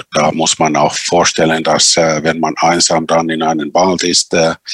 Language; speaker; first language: German; non-native, fluent; Finnish